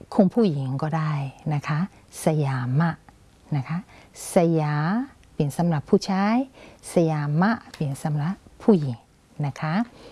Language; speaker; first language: Thai; non-native, fluent; Burmese